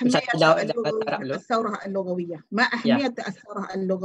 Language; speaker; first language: Arabic; non-native, fluent; Malay